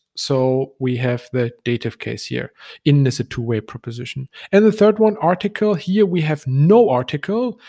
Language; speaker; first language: English; non-native, fluent; German